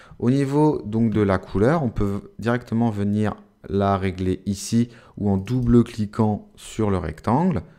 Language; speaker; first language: French; native; French